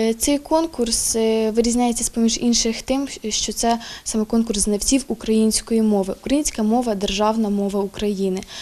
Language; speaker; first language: Ukrainian; native; Ukrainian